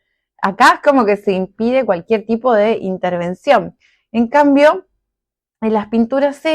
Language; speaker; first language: Spanish; native; Spanish